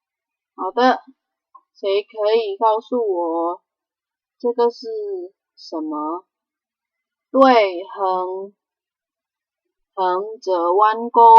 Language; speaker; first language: Chinese; non-native, fluent; Indonesian